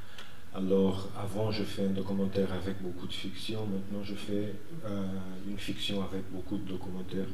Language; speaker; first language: French; non-native, fluent; Portuguese